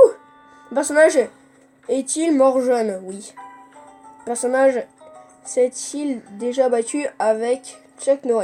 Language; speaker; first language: French; native; French